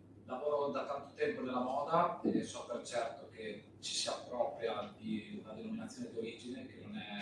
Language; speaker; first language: Italian; native; Italian